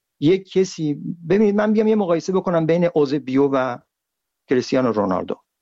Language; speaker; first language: Persian; native; Persian